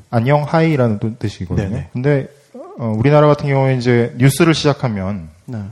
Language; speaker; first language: Korean; native; Korean